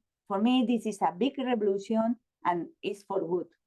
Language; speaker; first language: English; non-native, learner; Spanish